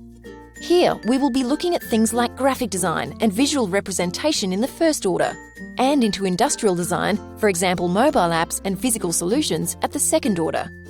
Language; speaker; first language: English; native; English